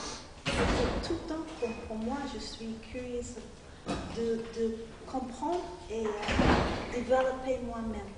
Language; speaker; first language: French; non-native, learner; English